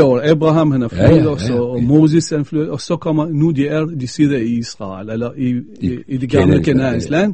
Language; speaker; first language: Danish; non-native, fluent; Arabic